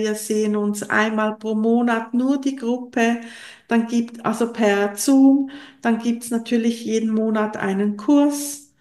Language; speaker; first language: German; non-native, local second language; French